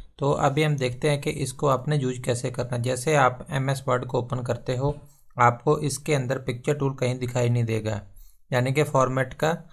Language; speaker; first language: Hindi; non-native, local second language; Punjabi